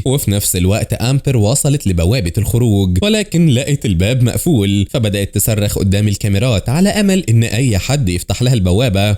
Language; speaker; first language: Arabic; native; Arabic